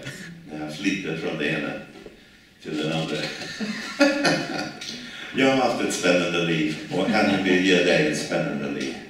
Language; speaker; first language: Swedish; non-native, fluent; English